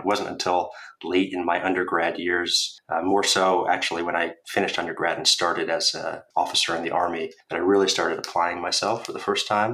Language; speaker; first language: English; native; English